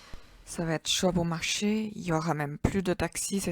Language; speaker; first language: French; non-native, fluent; Chinese